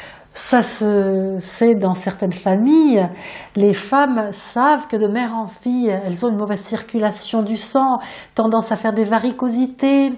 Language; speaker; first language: French; native; French